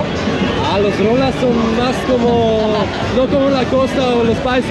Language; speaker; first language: Spanish; non-native, learner; Swiss German